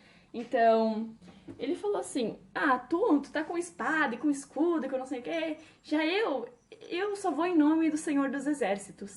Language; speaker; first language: Portuguese; native; Portuguese